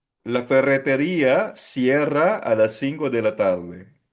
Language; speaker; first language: Spanish; non-native, fluent; Filipino